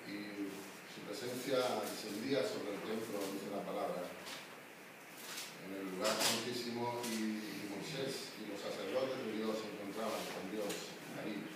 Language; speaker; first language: Spanish; native; Spanish